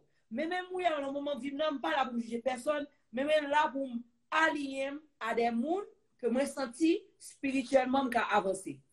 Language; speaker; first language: French; non-native, local second language; Haitian Creole